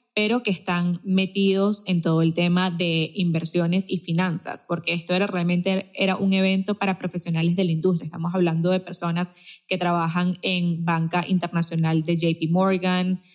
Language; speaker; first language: Spanish; native; Spanish